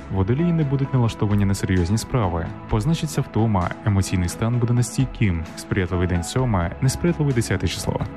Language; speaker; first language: Ukrainian; native; Ukrainian